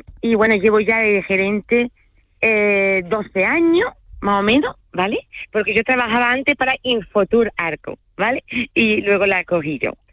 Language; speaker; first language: Spanish; early bilingual, other home language; French